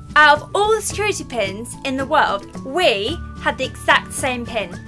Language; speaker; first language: English; native; English